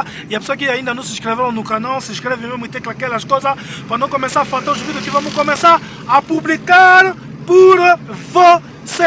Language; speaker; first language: Portuguese; non-native, learner; Lingala